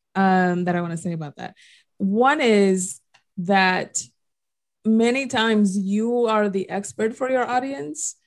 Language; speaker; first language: English; non-native, fluent; Spanish